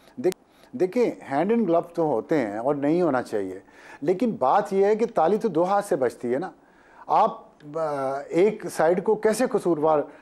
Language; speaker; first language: Urdu; non-native, local second language; Punjabi